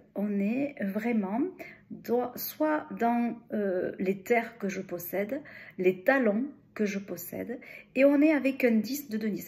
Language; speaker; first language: French; native; French